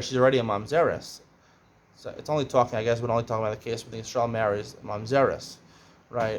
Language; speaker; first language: English; native; English